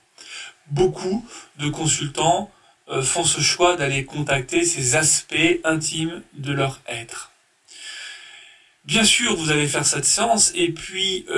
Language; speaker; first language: French; native; French